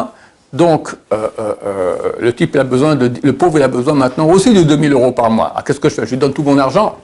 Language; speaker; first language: French; native; French